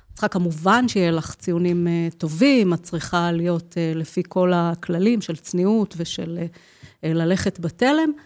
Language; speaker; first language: Hebrew; native; Hebrew